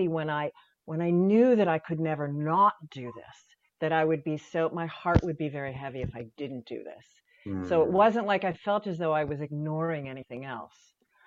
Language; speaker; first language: English; native; English